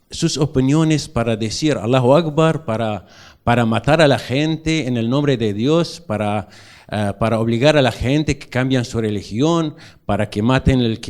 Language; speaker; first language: Spanish; non-native, learner; Arabic